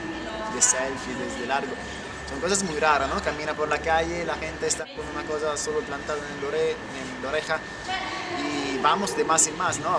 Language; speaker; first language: Spanish; non-native, learner; Italian